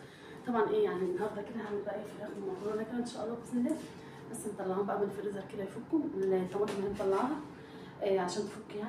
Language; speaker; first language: Arabic; native; Arabic